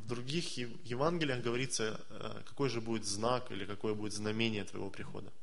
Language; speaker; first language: Russian; native; Russian